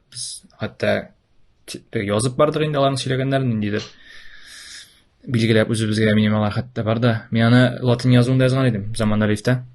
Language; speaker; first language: Tatar; native; Tatar